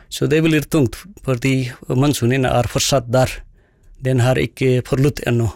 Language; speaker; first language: Norwegian; non-native, fluent; Nepali